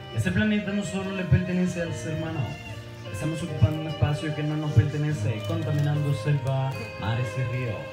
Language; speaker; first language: Spanish; native; Spanish